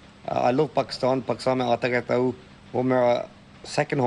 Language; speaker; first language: Hindi; early bilingual, heritage; Hindi